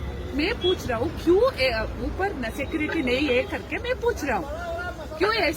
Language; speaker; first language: Hindi; non-native, local second language; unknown